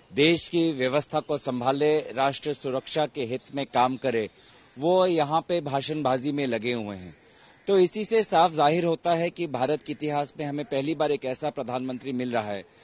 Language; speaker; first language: Hindi; non-native, local second language; Assamese